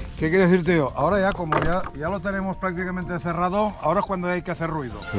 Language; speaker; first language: Spanish; native; Spanish